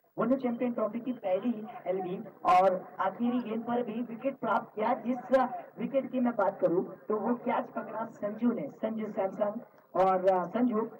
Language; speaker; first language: Hindi; non-native, local second language; Marathi